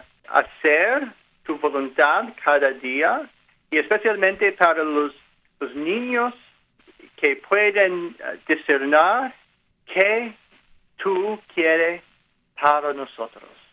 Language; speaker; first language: Spanish; non-native, learner; English